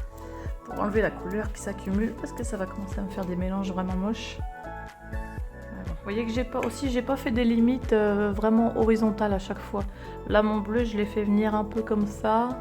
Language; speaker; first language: French; native; French